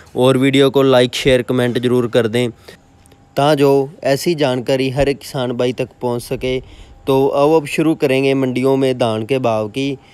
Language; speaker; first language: Hindi; non-native, local second language; Punjabi